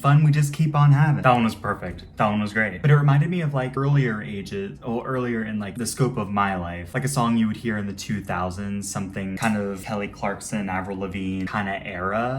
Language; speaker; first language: English; native; English